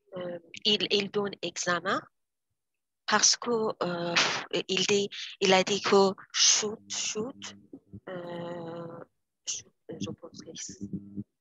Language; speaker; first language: French; non-native, learner; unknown